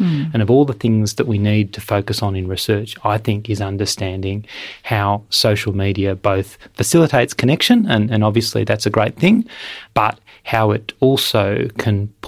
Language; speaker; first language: English; native; English